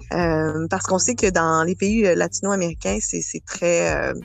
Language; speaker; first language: French; native; French